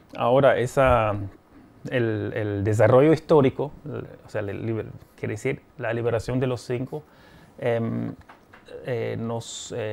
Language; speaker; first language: Spanish; non-native, fluent; German